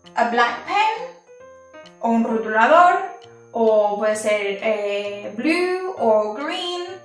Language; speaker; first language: Spanish; native; Spanish